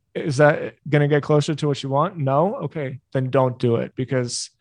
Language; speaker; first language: English; native; English